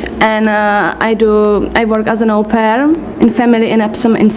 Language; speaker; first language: English; non-native, learner; Czech